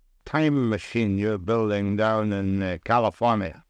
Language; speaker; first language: English; native; English